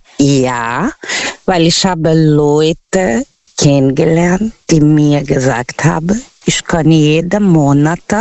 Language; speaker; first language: German; non-native, fluent; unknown